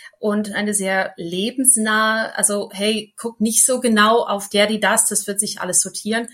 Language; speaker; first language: German; non-native, fluent; English